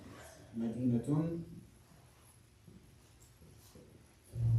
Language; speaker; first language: Arabic; non-native, fluent; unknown